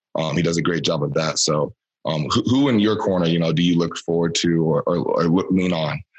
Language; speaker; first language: English; native; English